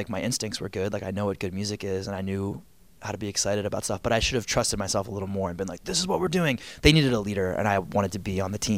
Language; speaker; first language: English; native; English